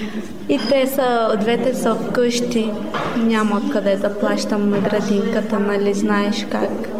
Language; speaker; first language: Bulgarian; non-native, local second language; Romany